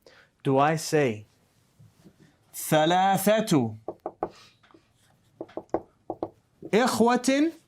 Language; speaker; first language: Arabic; non-native, fluent; English